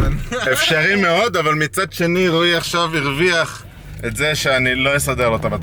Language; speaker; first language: Hebrew; native; Hebrew